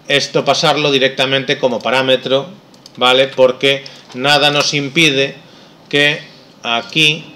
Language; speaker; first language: Spanish; non-native, local second language; Galician